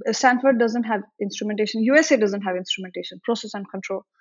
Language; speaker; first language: English; non-native, local second language; Marathi